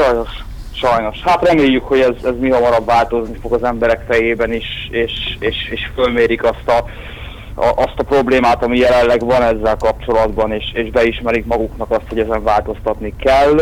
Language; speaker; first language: Hungarian; native; Hungarian